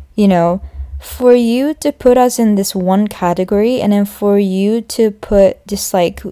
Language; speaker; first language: English; non-native, fluent; Japanese